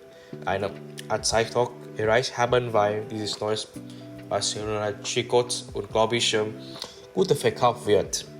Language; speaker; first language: German; non-native, learner; English